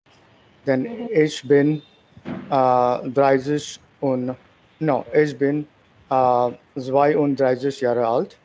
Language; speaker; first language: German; non-native, learner; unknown